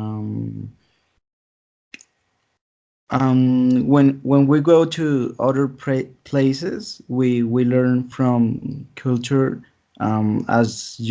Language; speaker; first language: English; non-native, learner; Spanish